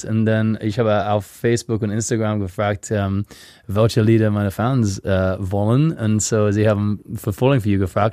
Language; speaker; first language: German; non-native, fluent; English